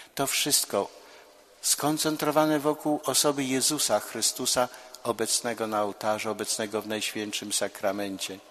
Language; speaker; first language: Polish; native; Polish